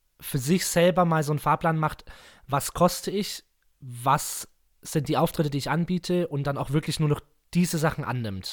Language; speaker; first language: German; native; German